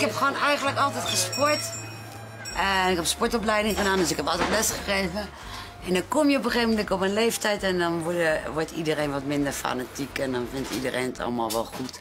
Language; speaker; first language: Dutch; native; Dutch